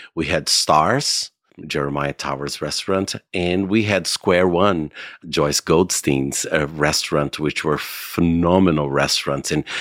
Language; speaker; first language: English; non-native, fluent; Portuguese